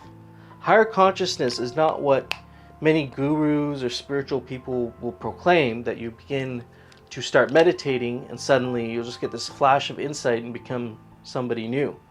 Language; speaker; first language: English; native; English